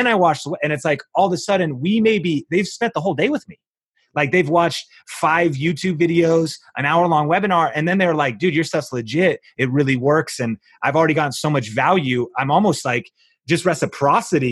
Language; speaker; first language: English; native; English